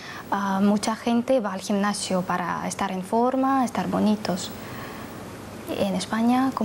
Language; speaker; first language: Spanish; non-native, fluent; Russian